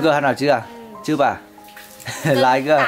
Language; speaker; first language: Chinese; non-native, fluent; Vietnamese